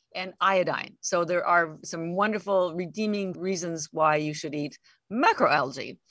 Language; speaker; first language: English; native; English